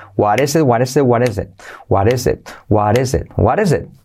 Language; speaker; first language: English; non-native, fluent; Spanish